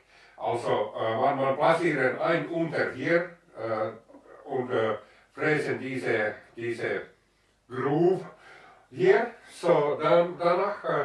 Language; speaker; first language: German; non-native, learner; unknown